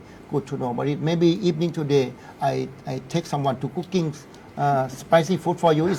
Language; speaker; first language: English; non-native, learner; Thai